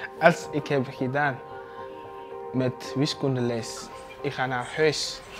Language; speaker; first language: Dutch; non-native, learner; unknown